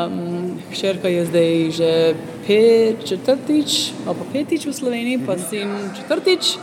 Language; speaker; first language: Slovenian; early bilingual, heritage; Slovenian